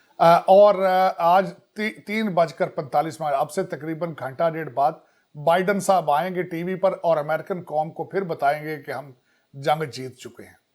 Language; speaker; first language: Urdu; non-native, local second language; Punjabi